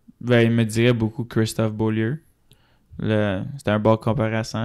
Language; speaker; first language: French; non-native, local second language; English